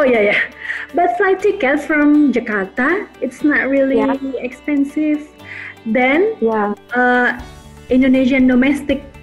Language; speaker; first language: English; non-native, local second language; Indonesian